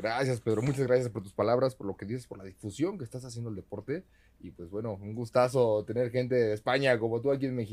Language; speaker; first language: Spanish; native; Spanish